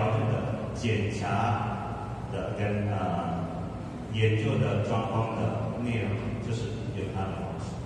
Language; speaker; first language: Chinese; non-native, fluent; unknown